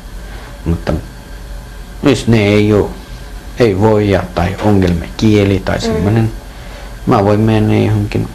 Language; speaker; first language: Finnish; non-native, learner; Persian